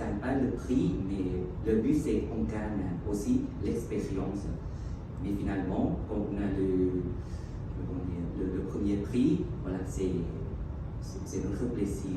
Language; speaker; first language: French; non-native, fluent; Thai